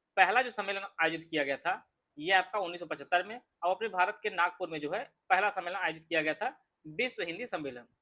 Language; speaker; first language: Hindi; native; Hindi